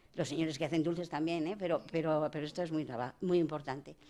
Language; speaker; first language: Spanish; native; Spanish